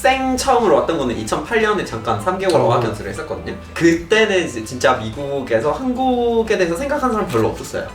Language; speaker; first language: Korean; non-native, fluent; English